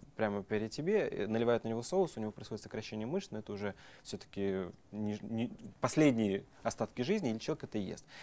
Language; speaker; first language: Russian; native; Russian